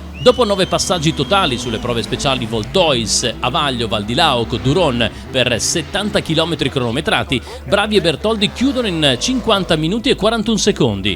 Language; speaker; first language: Italian; native; Italian